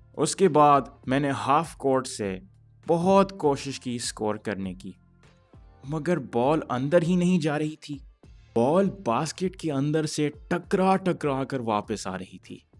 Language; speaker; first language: Urdu; early bilingual, heritage; Urdu